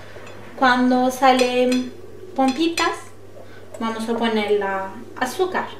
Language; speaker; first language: Spanish; non-native, learner; Turkish